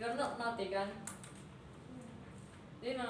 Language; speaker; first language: English; non-native, learner; Indonesian